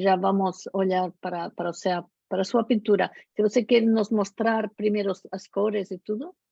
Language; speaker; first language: Portuguese; non-native, learner; Spanish